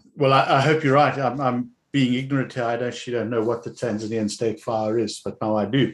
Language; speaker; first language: English; native; English